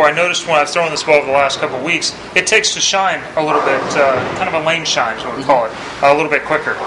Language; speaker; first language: English; native; English